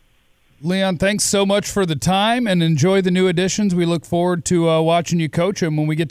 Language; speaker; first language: English; native; English